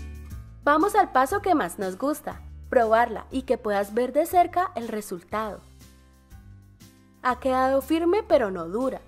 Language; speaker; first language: Spanish; native; Spanish